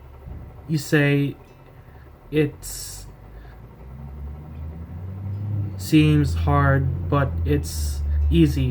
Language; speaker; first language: English; native; English